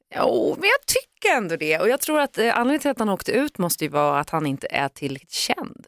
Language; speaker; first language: Swedish; native; Swedish